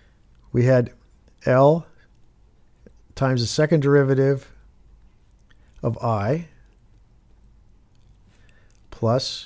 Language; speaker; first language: English; native; English